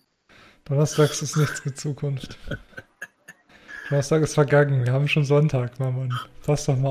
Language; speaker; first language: German; native; German